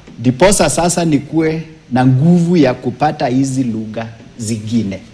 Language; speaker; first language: Swahili; non-native, local second language; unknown